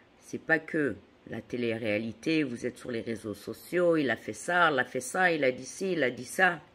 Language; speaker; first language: French; native; French